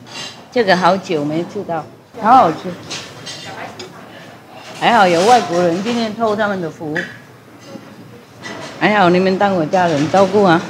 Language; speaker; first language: Chinese; non-native, fluent; Vietnamese